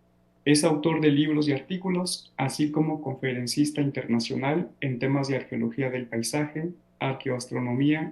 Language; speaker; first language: Spanish; native; Spanish